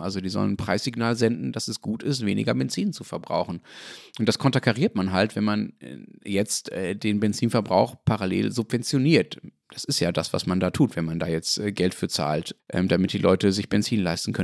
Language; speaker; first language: German; native; German